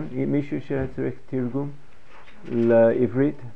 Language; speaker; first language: Hebrew; non-native, fluent; English